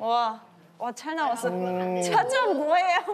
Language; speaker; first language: Korean; non-native, learner; German